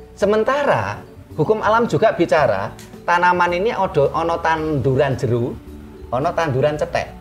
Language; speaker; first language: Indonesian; non-native, local second language; Javanese